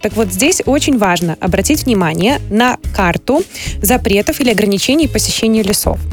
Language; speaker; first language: Russian; native; Russian